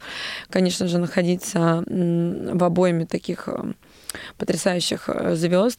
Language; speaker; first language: Russian; native; Russian